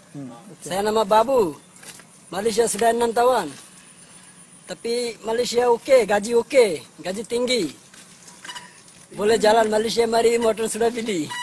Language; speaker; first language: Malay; non-native, learner; Bangla